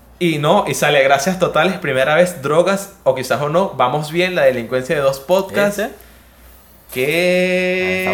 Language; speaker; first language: Spanish; native; Spanish